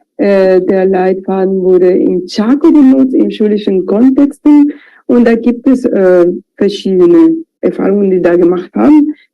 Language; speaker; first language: German; non-native, fluent; Spanish